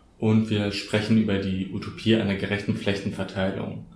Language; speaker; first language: German; native; German